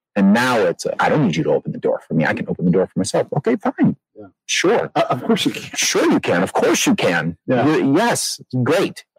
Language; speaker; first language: English; native; English